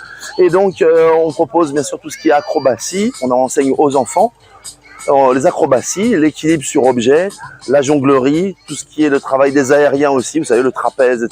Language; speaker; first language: French; native; French